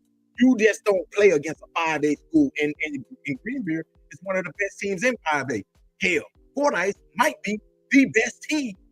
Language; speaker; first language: English; native; English